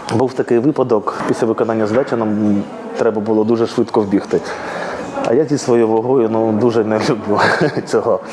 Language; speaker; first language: Ukrainian; native; Ukrainian